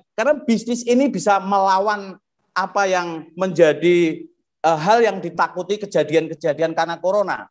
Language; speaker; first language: Indonesian; non-native, local second language; Javanese